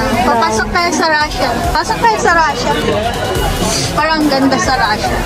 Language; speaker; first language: Filipino; native; Filipino